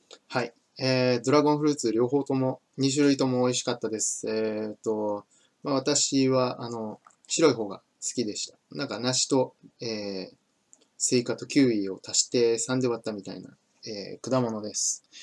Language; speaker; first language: Japanese; native; Japanese